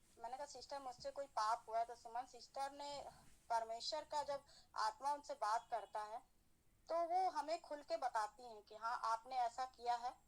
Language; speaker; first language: Hindi; native; Hindi